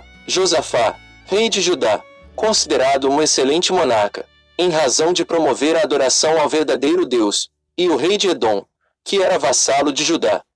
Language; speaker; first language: Portuguese; native; Portuguese